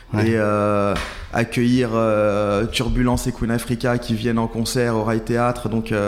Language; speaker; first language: French; native; French